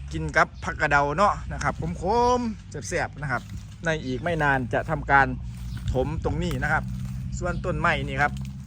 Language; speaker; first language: Thai; native; Thai